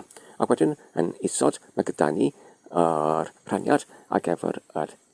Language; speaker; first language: Welsh; non-native, learner; Polish